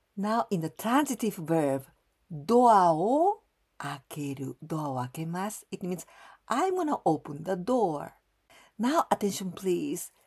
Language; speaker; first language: English; non-native, fluent; Japanese